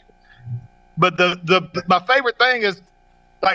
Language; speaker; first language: English; native; English